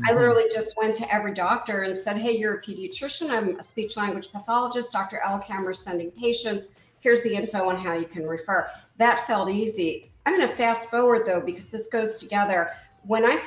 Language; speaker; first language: English; native; English